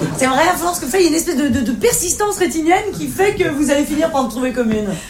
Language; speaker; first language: French; native; French